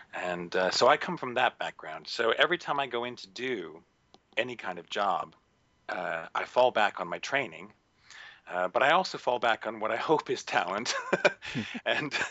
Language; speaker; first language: English; native; English